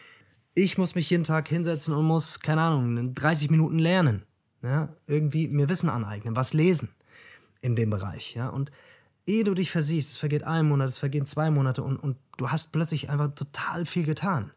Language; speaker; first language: German; native; German